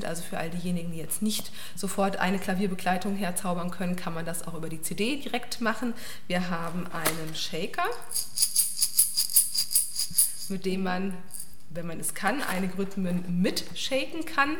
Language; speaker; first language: German; native; German